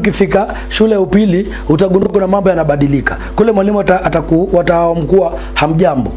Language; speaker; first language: Swahili; native; Swahili